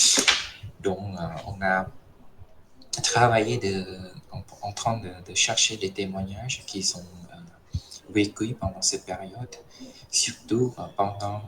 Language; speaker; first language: French; non-native, fluent; Khmer